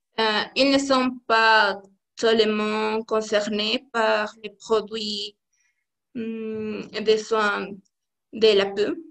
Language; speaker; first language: French; non-native, learner; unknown